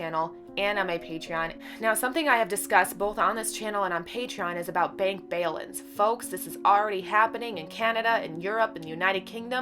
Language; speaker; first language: English; native; English